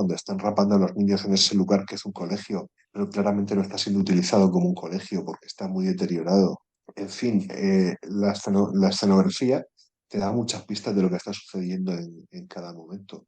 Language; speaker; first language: Spanish; native; Spanish